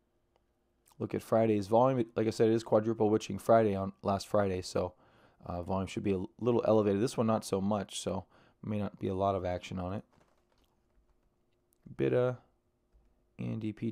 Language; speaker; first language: English; native; English